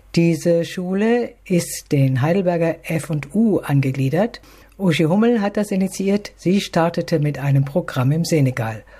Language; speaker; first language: German; native; German